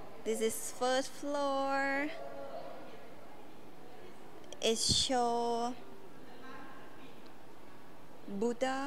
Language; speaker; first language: English; non-native, learner; Thai